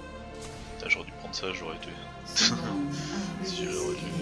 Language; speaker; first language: French; native; French